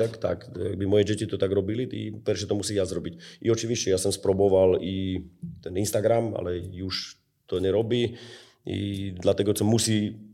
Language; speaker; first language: Polish; non-native, learner; Slovak